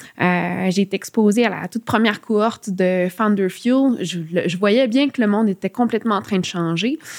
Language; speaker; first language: French; native; French